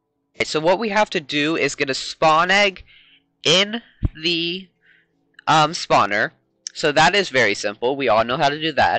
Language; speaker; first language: English; native; English